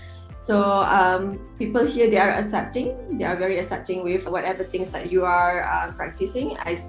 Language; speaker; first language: English; non-native, local second language; Malay